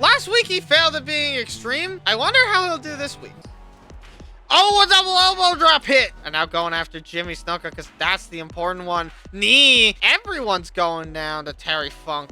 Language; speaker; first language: English; native; English